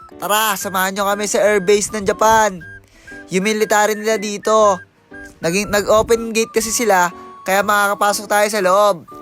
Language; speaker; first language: Filipino; native; Filipino